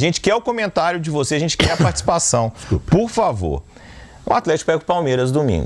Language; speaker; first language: Portuguese; native; Portuguese